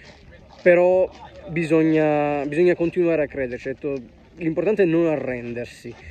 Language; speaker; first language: Italian; native; Italian